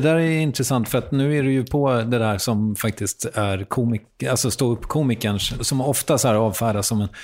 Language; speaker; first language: Swedish; native; Swedish